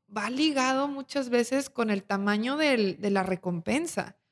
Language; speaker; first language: Spanish; native; Spanish